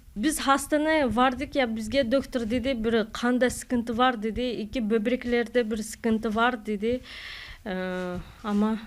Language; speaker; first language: Turkish; non-native, learner; Kazakh